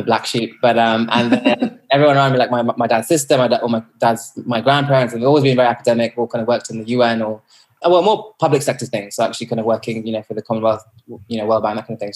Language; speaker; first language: English; native; English